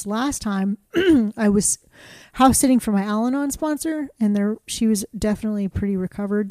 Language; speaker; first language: English; native; English